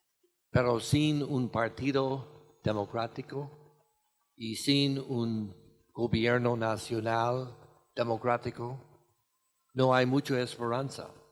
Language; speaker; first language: Spanish; non-native, fluent; English